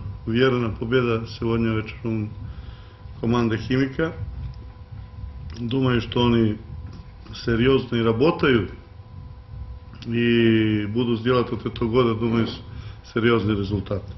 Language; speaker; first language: Russian; non-native, learner; Serbian